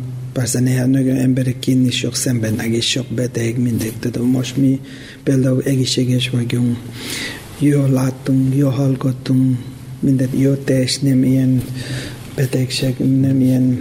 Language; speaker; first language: Hungarian; non-native, learner; Tibetan